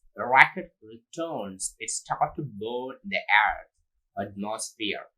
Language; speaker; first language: English; non-native, local second language; Tamil